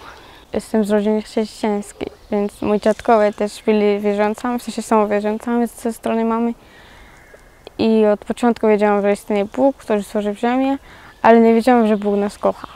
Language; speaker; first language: Polish; early bilingual, other home language; Georgian